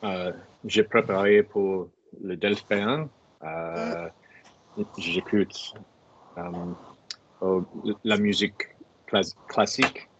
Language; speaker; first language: French; non-native, learner; English